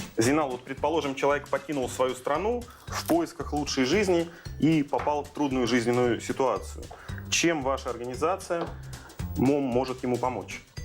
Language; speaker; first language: Russian; native; Russian